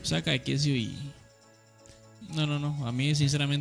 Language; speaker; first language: Spanish; native; Spanish